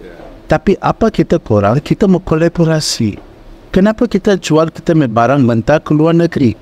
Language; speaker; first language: Indonesian; non-native, fluent; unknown